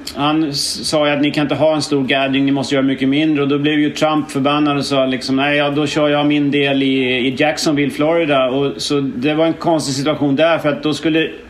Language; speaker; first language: Swedish; native; Swedish